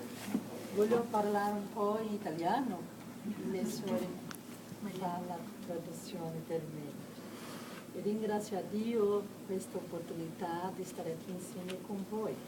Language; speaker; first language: Italian; non-native, learner; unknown